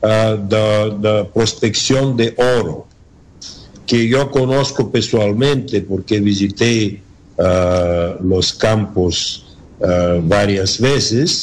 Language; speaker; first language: Spanish; non-native, learner; Bulgarian